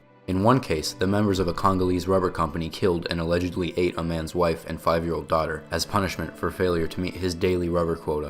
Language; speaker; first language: English; native; English